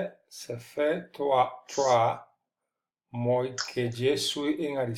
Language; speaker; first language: French; non-native, learner; Spanish